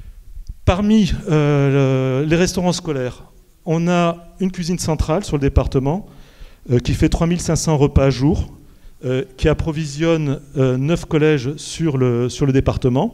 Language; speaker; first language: French; native; French